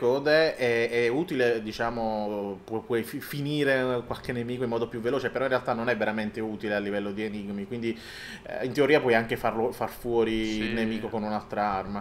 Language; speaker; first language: Italian; native; Italian